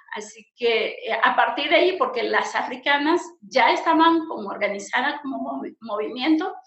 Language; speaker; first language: Spanish; native; Spanish